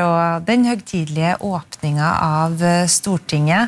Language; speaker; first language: Norwegian; native; Norwegian